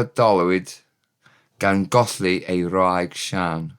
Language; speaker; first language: Welsh; non-native, learner; English